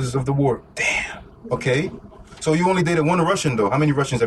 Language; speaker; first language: English; native; English